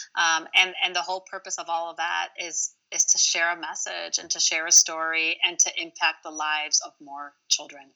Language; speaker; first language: English; early bilingual, other home language; Arabic